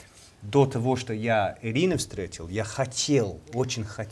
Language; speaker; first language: Russian; non-native, learner; English